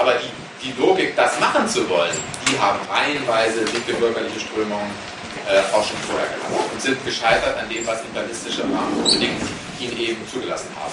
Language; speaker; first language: German; native; German